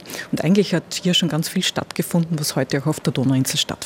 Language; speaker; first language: German; native; German